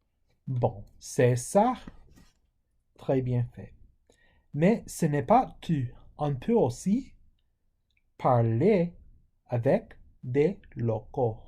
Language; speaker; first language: French; non-native, fluent; English